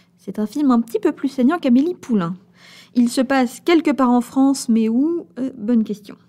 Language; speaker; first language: French; native; French